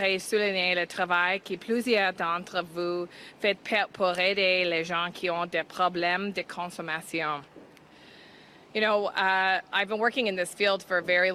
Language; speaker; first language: English; native; English